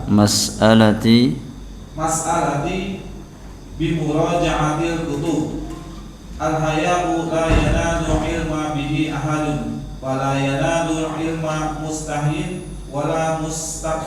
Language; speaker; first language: Arabic; non-native, learner; Indonesian